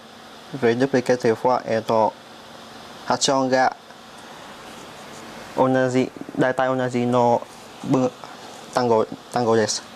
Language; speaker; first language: Japanese; non-native, learner; Vietnamese